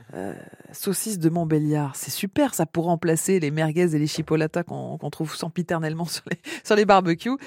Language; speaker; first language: French; native; French